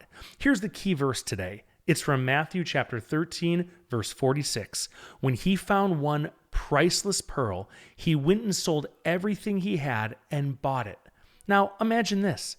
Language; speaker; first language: English; native; English